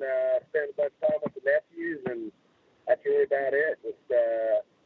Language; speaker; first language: English; native; English